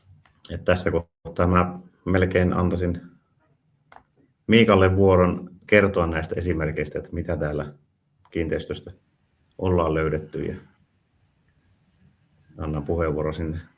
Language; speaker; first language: Finnish; native; Finnish